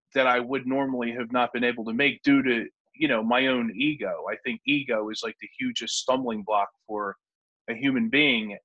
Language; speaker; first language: English; native; English